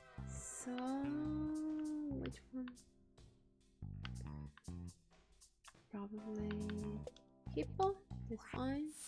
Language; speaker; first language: English; non-native, learner; Japanese